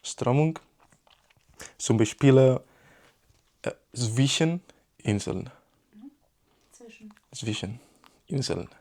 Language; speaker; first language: German; non-native, learner; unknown